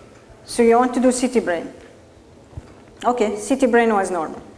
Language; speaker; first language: English; non-native, fluent; Arabic